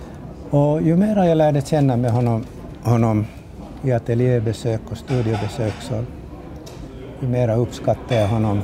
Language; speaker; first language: Swedish; native; Swedish